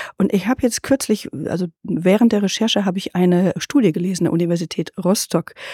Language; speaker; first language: German; native; German